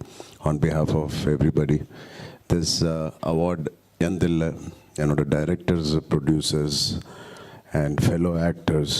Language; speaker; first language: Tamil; non-native, local second language; Telugu